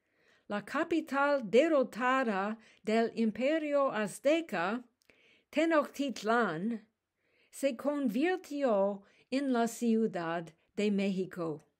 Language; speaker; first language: Spanish; non-native, learner; English